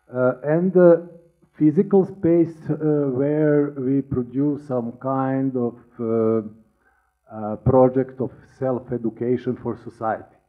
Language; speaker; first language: English; non-native, learner; Serbian